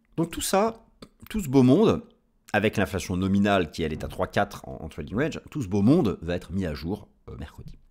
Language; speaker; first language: French; native; French